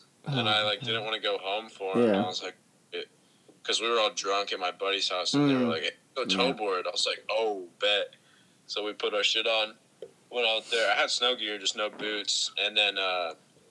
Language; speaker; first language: English; native; English